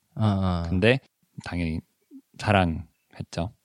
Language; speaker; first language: Korean; non-native, fluent; English